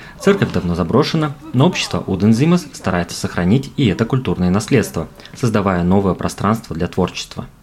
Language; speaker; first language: Russian; native; Russian